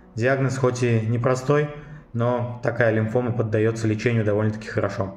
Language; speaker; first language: Russian; native; Russian